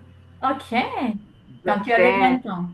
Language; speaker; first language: French; non-native, fluent; Spanish